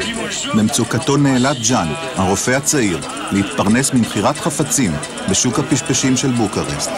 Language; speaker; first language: Hebrew; native; Hebrew